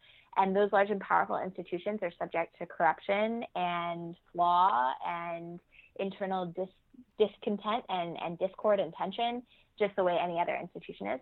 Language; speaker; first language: English; native; English